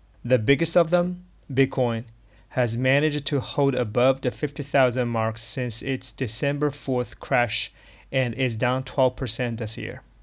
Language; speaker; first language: English; non-native, fluent; Chinese